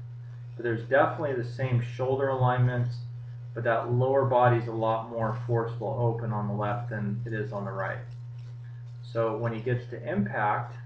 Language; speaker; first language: English; native; English